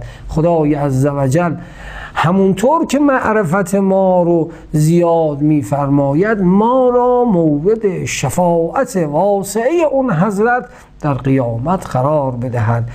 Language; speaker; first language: Persian; native; Persian